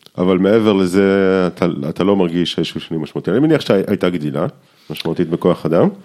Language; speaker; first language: Hebrew; native; Hebrew